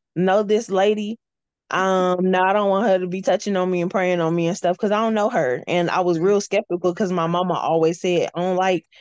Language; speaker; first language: English; native; English